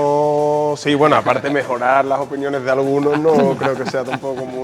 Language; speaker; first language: Spanish; native; Spanish